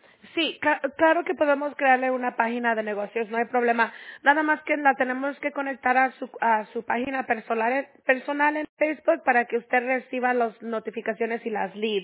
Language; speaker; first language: Spanish; early bilingual, heritage; Spanish